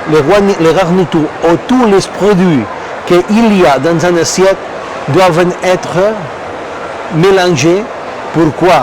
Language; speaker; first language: French; non-native, learner; Catalan